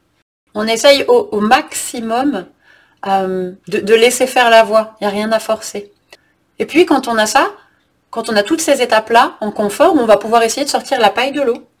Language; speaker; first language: French; native; French